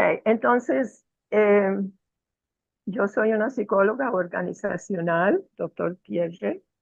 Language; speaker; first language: Spanish; non-native, fluent; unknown